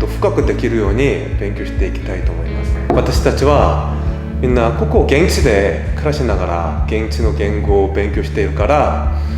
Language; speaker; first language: Japanese; non-native, fluent; Korean